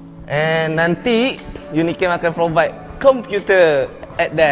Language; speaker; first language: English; non-native, learner; Indonesian